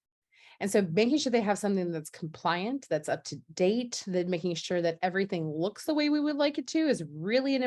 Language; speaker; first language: English; native; English